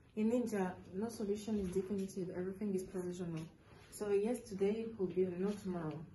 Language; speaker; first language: English; non-native, learner; French